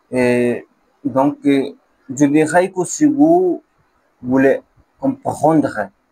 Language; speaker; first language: French; non-native, learner; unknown